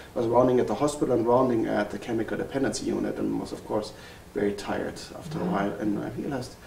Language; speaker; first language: English; non-native, fluent; German